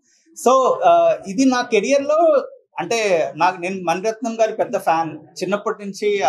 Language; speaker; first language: Telugu; native; Telugu